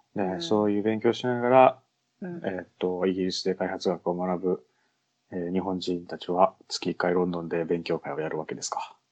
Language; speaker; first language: Japanese; native; Japanese